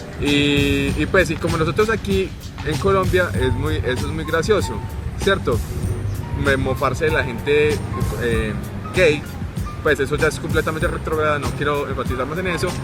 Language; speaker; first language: Spanish; native; Spanish